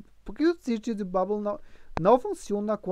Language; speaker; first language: Portuguese; non-native, learner; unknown